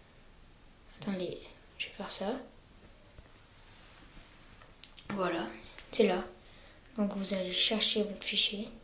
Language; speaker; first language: French; native; French